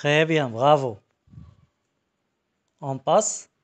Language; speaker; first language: French; non-native, fluent; Arabic